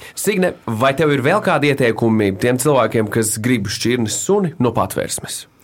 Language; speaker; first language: Latvian; native; Latvian